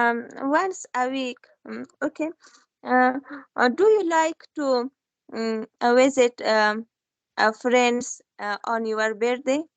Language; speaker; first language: English; non-native, learner; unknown